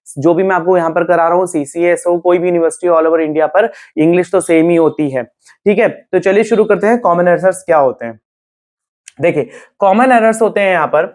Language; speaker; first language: Hindi; native; Hindi